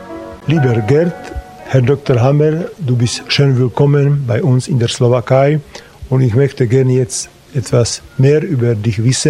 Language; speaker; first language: German; non-native, fluent; Slovak